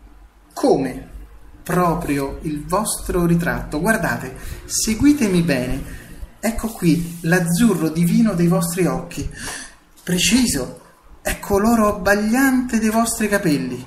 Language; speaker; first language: Italian; native; Italian